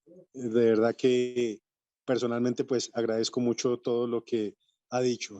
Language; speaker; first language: Spanish; native; Spanish